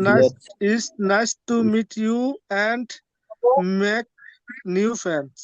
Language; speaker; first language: English; non-native, learner; Bangla